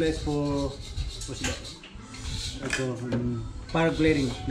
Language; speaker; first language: English; non-native, learner; Indonesian